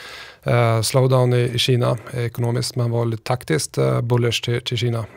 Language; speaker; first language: Swedish; native; Swedish